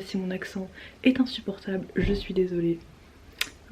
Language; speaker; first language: French; native; French